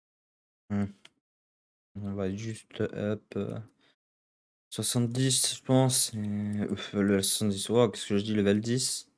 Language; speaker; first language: French; native; French